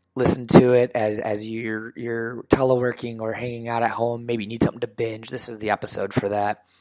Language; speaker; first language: English; native; English